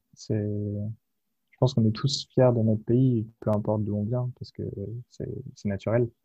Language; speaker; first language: French; native; French